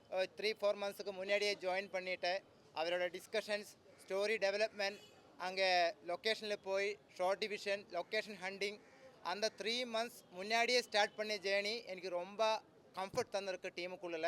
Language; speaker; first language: Tamil; non-native, learner; Malayalam